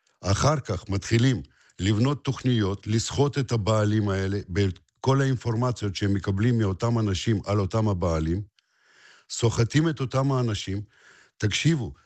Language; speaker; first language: Hebrew; non-native, fluent; Russian